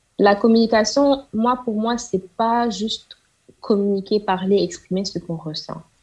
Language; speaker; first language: French; non-native, local second language; Wolof